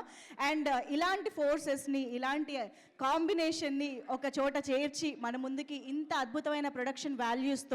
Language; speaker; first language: Telugu; native; Telugu